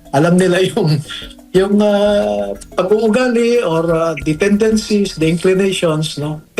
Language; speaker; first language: Filipino; native; Filipino